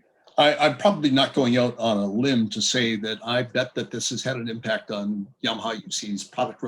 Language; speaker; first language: English; native; English